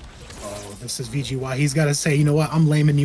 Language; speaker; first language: English; native; English